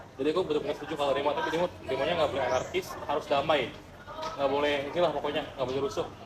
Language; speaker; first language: Indonesian; native; Indonesian